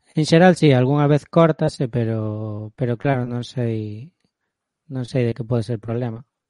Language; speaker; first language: Galician; native; Galician